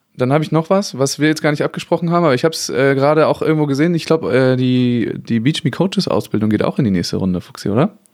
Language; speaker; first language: German; native; German